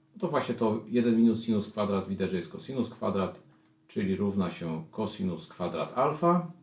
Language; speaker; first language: Polish; native; Polish